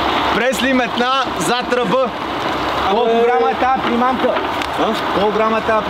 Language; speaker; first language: Bulgarian; native; Bulgarian